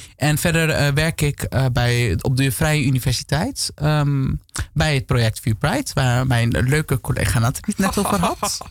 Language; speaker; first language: Dutch; early bilingual, other home language; Bangla